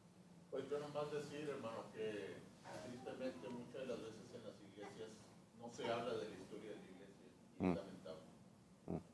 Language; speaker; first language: Spanish; native; Spanish